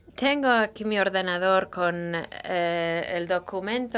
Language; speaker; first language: Spanish; non-native, fluent; Italian